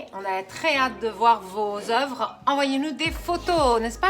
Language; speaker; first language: French; native; French